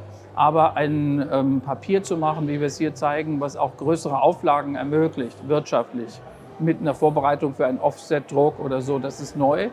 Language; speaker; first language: German; native; German